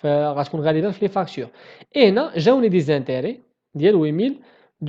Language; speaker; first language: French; non-native, local second language; Arabic